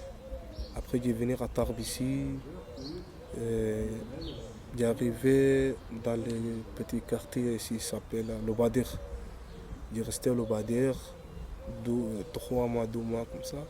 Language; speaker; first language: French; non-native, learner; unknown